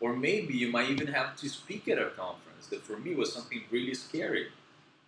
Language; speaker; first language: English; non-native, fluent; Portuguese